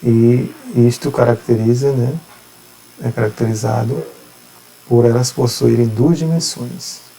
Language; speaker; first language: Portuguese; native; Portuguese